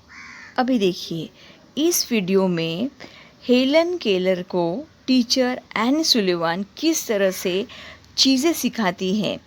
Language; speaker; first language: Hindi; native; Hindi